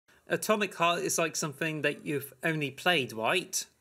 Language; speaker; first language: English; native; English